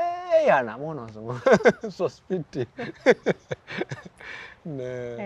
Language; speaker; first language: Greek; non-native, fluent; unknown